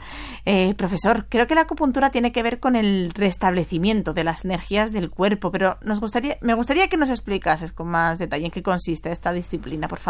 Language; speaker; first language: Spanish; native; Spanish